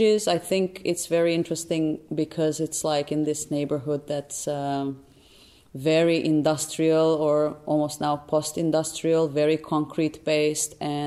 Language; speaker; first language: English; non-native, fluent; Albanian